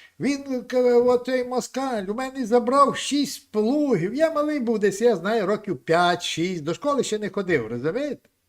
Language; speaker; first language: Ukrainian; native; Ukrainian